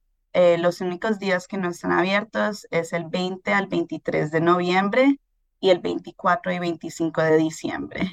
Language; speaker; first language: Spanish; early bilingual, heritage; Spanish